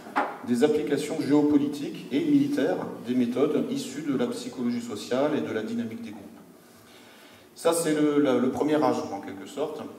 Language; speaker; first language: French; native; French